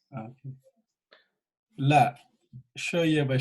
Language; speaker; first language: Arabic; non-native, learner; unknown